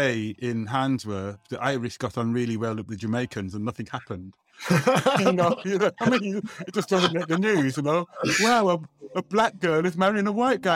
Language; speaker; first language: English; native; English